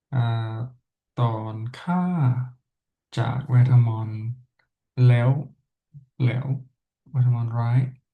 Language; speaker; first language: Thai; non-native, learner; English